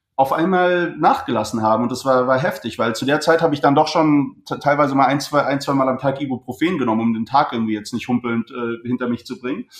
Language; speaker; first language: German; native; German